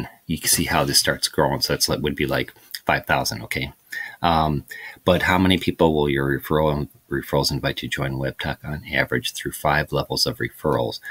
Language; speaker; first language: English; native; English